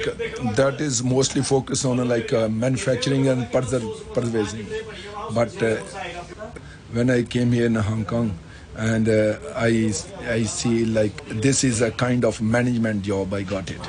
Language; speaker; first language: English; non-native, local second language; Punjabi